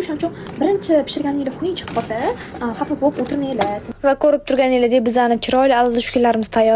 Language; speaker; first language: Uzbek; native; Uzbek